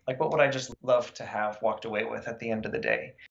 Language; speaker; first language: English; native; English